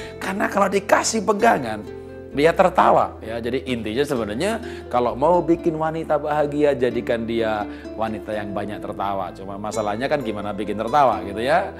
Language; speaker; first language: Indonesian; native; Indonesian